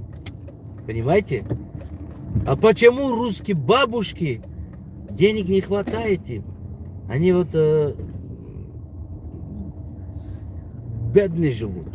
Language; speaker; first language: Russian; non-native, local second language; Tajik